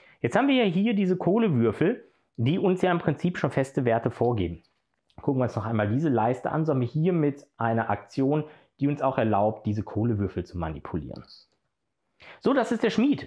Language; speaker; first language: German; native; German